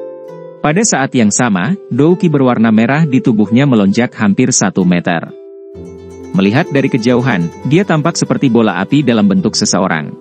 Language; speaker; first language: Indonesian; native; Indonesian